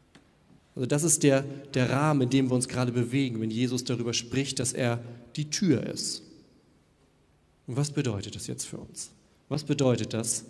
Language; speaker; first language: German; native; German